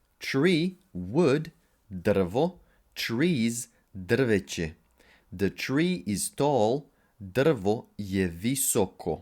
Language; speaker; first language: Serbian; native; Serbian